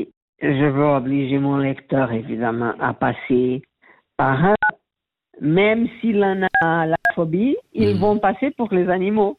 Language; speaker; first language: French; non-native, learner; Portuguese